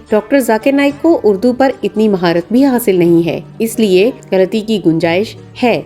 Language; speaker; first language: Urdu; native; Urdu